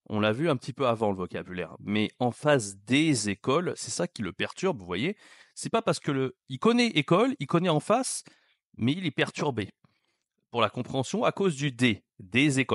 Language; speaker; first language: French; native; French